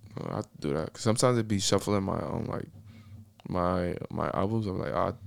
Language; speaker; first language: English; early bilingual, other home language; Spanish